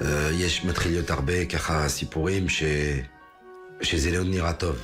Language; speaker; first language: Hebrew; non-native, fluent; French